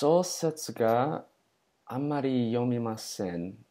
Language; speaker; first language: Japanese; non-native, learner; English